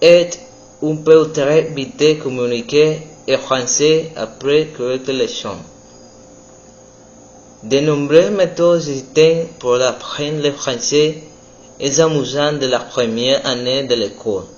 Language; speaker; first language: French; non-native, learner; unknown